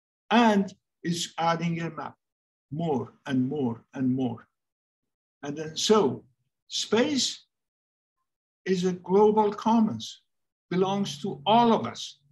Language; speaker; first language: English; non-native, fluent; Persian